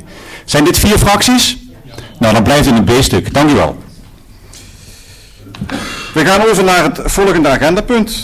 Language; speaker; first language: Dutch; native; Dutch